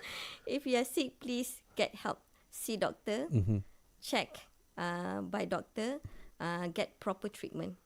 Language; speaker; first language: English; non-native, local second language; Malay